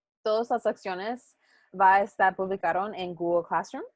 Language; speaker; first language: Spanish; non-native, learner; English